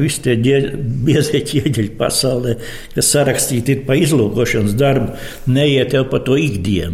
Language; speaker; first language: Latvian; native; Latvian